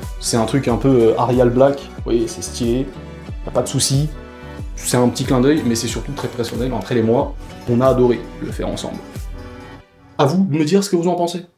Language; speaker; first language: French; early bilingual, other home language; Portuguese